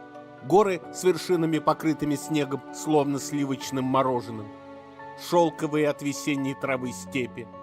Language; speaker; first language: Russian; native; Russian